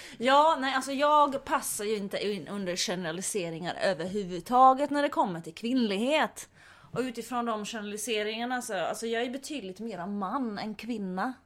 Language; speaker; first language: Swedish; native; Swedish